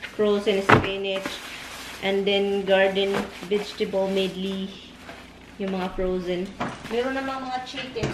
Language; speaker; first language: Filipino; non-native, local second language; Cebuano